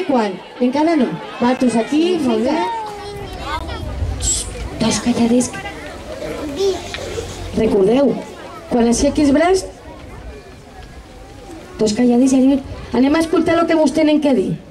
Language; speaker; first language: Catalan; native; Catalan